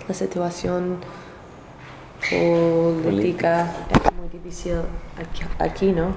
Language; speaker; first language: Spanish; non-native, learner; English